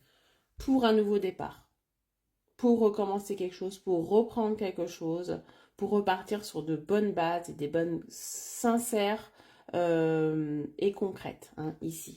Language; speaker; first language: French; native; French